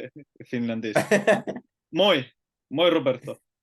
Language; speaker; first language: Spanish; non-native, learner; Finnish